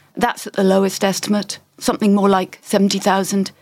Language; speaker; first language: English; native; English